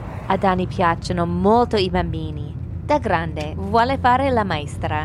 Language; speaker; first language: Italian; non-native, learner; English